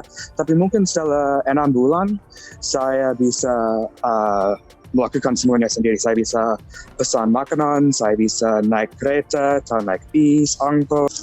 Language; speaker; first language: Indonesian; non-native, fluent; English